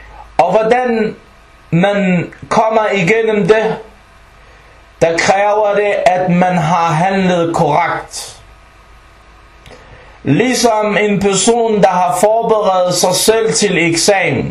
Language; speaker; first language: Danish; early bilingual, other home language; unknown